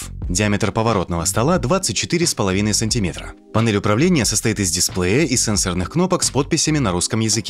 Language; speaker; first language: Russian; native; Russian